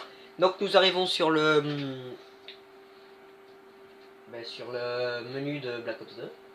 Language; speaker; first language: French; native; French